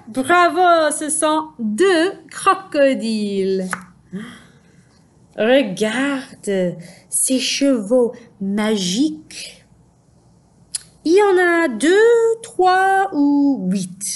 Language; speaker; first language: French; non-native, fluent; English